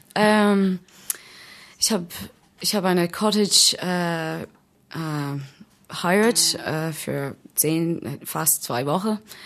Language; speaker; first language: German; non-native, learner; English